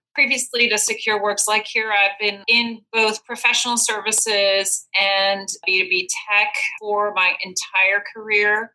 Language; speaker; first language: English; non-native, fluent; Dutch